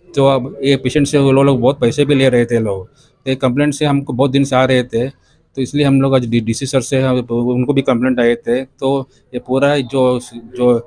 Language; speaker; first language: Hindi; non-native, local second language; Kannada